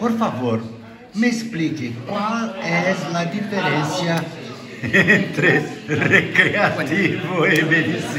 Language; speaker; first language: Spanish; non-native, learner; Portuguese